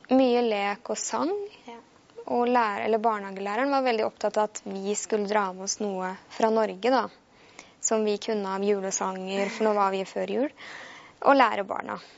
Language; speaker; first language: Norwegian; native; Norwegian